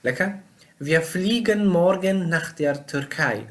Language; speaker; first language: German; non-native, learner; Pashto